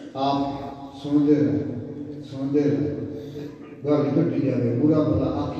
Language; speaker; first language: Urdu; non-native, local second language; Punjabi